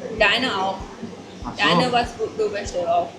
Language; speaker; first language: German; non-native, learner; Thai